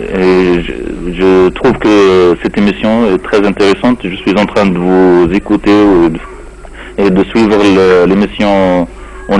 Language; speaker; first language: French; non-native, fluent; Arabic